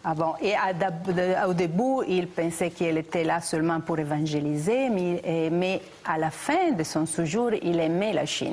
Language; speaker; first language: French; non-native, fluent; Italian